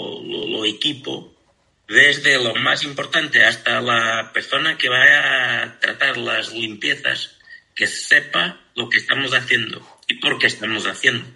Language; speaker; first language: Spanish; non-native, fluent; Portuguese